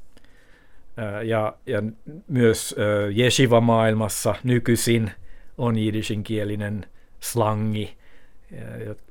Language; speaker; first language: Finnish; native; Finnish